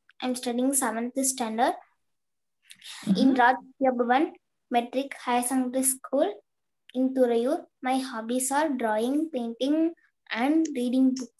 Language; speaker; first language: English; non-native, learner; Tamil